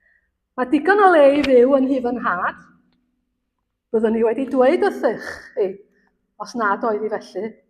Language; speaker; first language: Welsh; native; Welsh